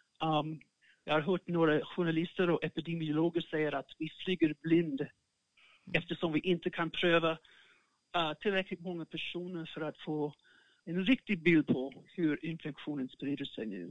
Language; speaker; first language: Swedish; non-native, fluent; English